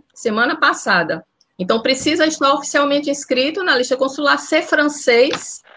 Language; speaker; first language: Portuguese; non-native, fluent; French